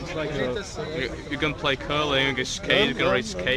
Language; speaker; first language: English; non-native, learner; Czech